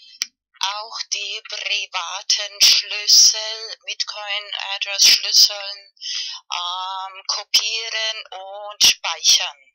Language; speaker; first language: German; non-native, fluent; Spanish